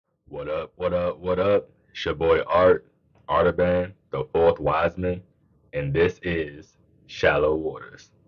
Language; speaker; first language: English; native; English